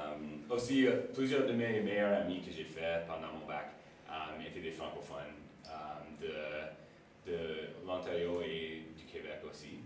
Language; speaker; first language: French; non-native, local second language; English